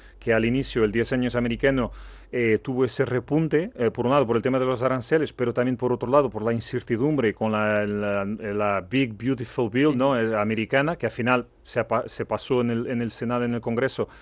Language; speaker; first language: Spanish; non-native, fluent; Portuguese